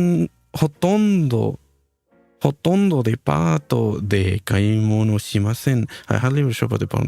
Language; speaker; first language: Japanese; non-native, learner; Spanish